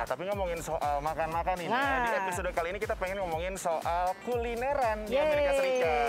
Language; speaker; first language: Indonesian; native; Indonesian